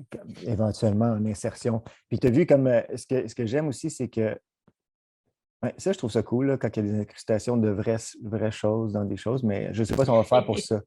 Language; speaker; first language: French; native; French